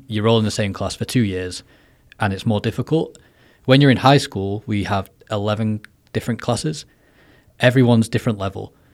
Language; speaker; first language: English; native; English